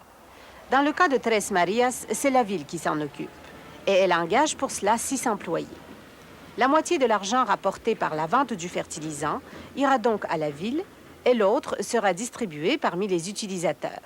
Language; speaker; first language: French; native; French